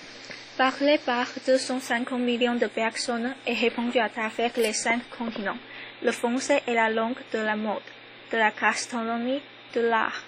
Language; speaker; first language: French; non-native, learner; Chinese